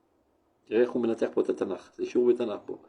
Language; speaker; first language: Hebrew; non-native, fluent; French